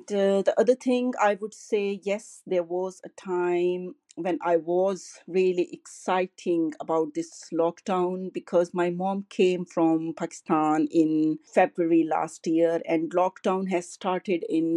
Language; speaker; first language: English; non-native, local second language; Urdu